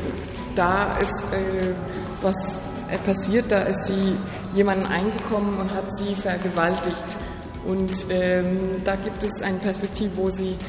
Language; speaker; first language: German; non-native, fluent; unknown